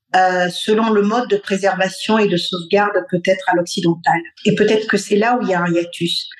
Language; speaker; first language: French; non-native, local second language; Bambara